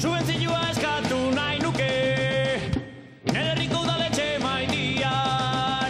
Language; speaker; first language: Basque; native; Basque